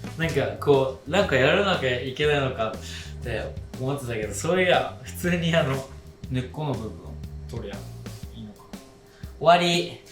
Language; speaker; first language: Japanese; early bilingual, other home language; Filipino